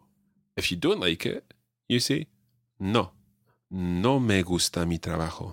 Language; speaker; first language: Spanish; non-native, fluent; English